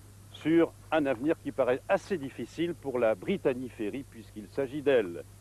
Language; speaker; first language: French; native; French